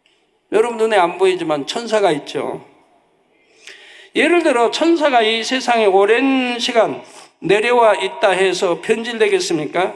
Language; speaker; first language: Korean; native; Korean